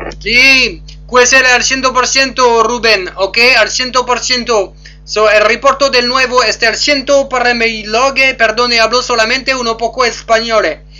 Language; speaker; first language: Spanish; non-native, learner; French